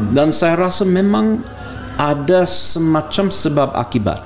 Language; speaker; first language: Indonesian; non-native, fluent; English